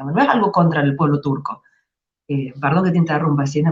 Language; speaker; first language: Spanish; native; Spanish